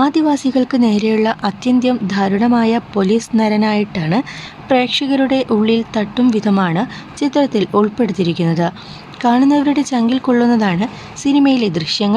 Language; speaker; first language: Malayalam; native; Malayalam